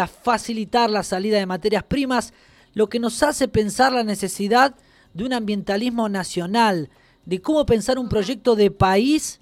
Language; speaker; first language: Spanish; native; Spanish